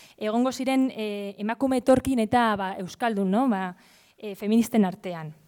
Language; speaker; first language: Basque; non-native, local second language; Spanish